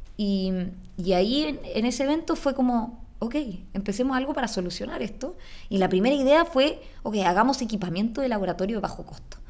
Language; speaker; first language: Spanish; native; Spanish